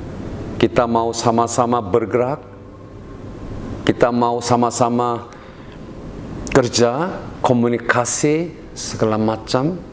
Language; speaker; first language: Indonesian; non-native, learner; Korean